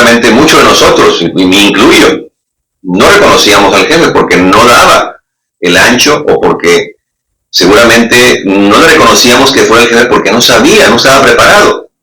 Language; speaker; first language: Spanish; native; Spanish